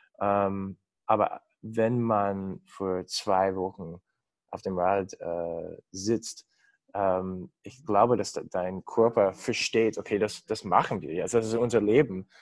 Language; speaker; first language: German; non-native, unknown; English